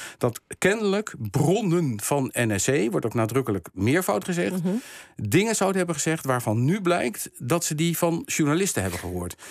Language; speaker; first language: Dutch; native; Dutch